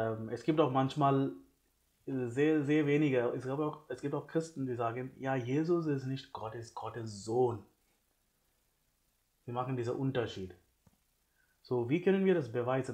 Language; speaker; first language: German; non-native, fluent; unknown